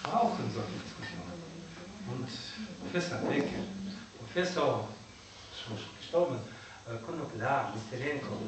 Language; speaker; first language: German; non-native, learner; Russian